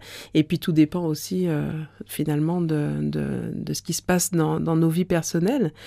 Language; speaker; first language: French; native; French